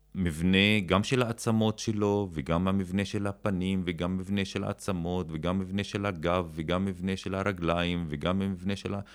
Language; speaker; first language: Hebrew; non-native, local second language; Arabic